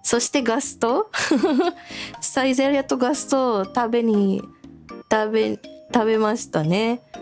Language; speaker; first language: Japanese; non-native, learner; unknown